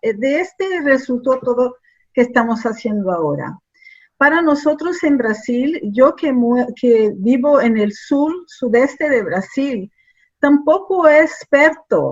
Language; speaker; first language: Spanish; non-native, fluent; Portuguese